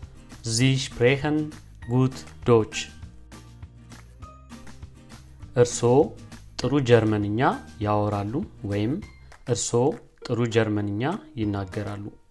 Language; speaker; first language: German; non-native, fluent; Amharic